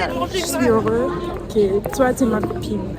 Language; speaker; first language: French; non-native, fluent; German